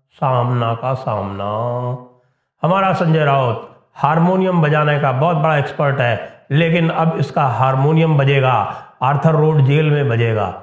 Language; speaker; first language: Hindi; native; Hindi